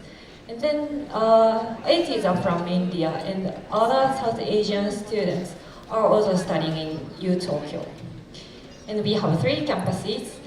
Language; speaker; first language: English; non-native, fluent; Japanese